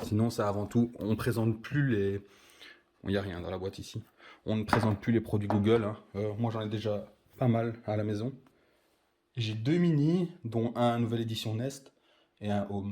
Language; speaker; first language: French; native; French